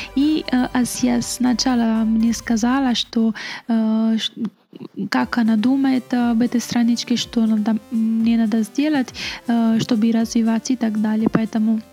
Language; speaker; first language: Russian; non-native, fluent; Italian